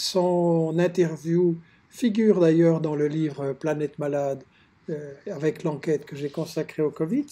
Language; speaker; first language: French; native; French